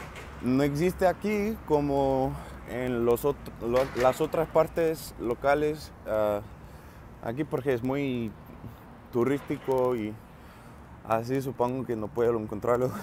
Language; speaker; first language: Spanish; non-native, learner; English